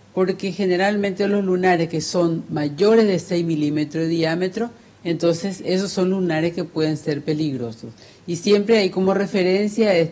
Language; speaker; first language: Spanish; native; Spanish